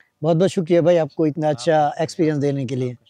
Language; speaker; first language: Hindi; non-native, fluent; Bangla